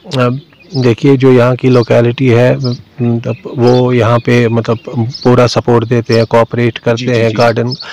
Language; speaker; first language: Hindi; non-native, local second language; Kashmiri